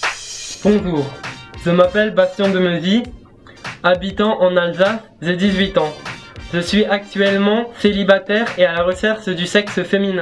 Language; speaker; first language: French; native; French